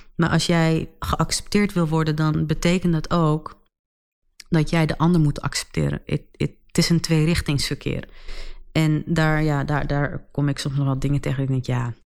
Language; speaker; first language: Dutch; early bilingual, other home language; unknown